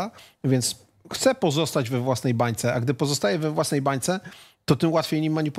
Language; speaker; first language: Polish; native; Polish